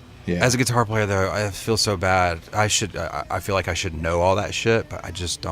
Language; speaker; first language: English; native; English